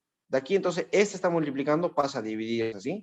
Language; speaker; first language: Spanish; native; Spanish